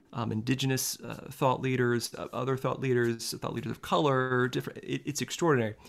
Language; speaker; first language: English; native; English